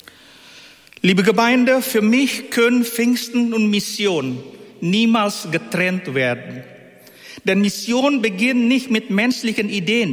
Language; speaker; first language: German; non-native, fluent; Indonesian